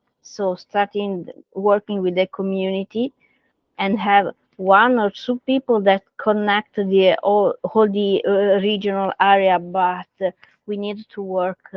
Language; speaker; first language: English; non-native, learner; Italian